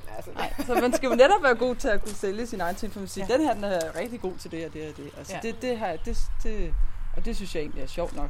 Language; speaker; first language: Danish; native; Danish